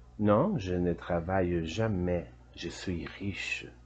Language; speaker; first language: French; non-native, fluent; Portuguese